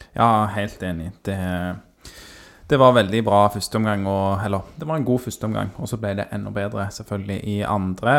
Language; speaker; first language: Norwegian; native; Norwegian